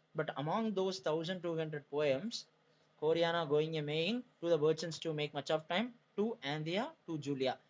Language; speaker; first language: English; non-native, local second language; Tamil